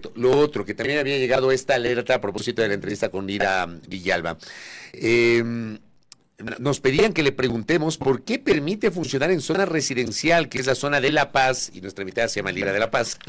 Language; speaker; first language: Spanish; native; Spanish